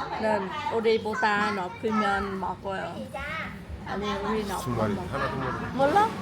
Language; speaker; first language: Korean; non-native, learner; Vietnamese